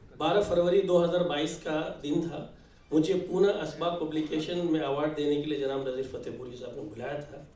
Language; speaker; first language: Urdu; native; Urdu